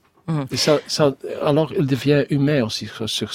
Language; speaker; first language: French; non-native, learner; Dutch